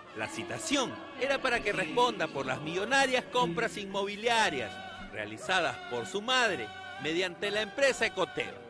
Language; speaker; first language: Spanish; native; Spanish